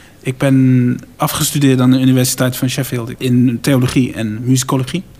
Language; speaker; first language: Dutch; non-native, fluent; English